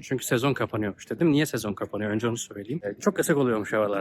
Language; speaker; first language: Turkish; native; Turkish